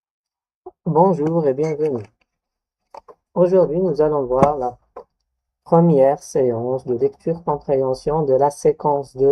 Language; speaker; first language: French; non-native, local second language; Arabic